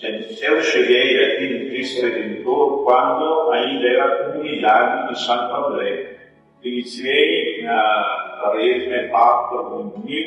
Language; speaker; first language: Portuguese; non-native, fluent; Italian